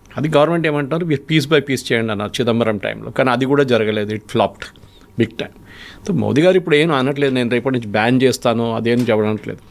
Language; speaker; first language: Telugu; non-native, fluent; Malayalam